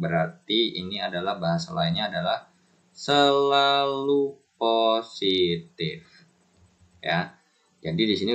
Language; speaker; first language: Indonesian; native; Indonesian